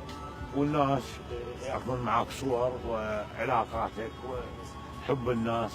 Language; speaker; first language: Arabic; native; Arabic